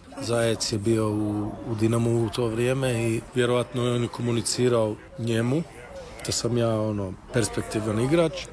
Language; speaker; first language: Croatian; early bilingual, heritage; Croatian